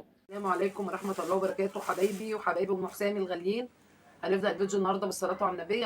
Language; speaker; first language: Arabic; native; Arabic